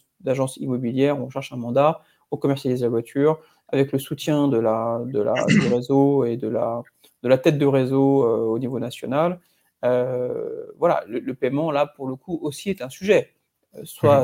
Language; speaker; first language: French; native; French